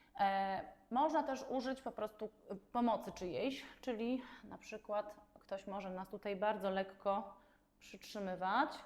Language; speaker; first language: Polish; native; Polish